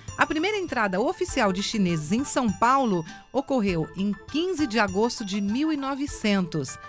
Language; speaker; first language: Portuguese; native; Portuguese